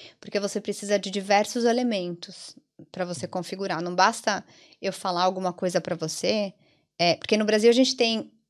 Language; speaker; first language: Portuguese; early bilingual, other home language; Italian